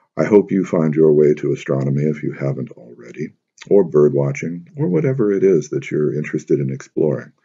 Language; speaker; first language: English; native; English